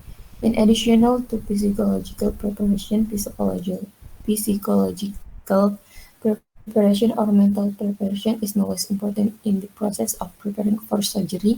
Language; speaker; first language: English; non-native, learner; Indonesian